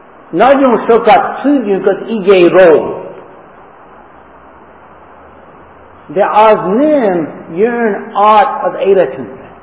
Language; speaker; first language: Hungarian; non-native, fluent; English